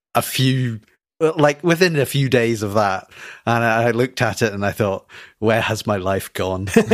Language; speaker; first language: English; native; English